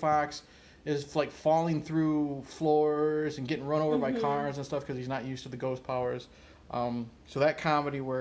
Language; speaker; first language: English; native; English